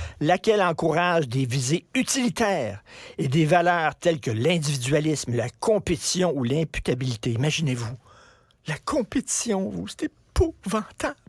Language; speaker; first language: French; native; French